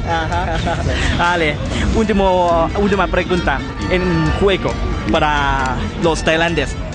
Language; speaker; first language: Spanish; non-native, learner; Thai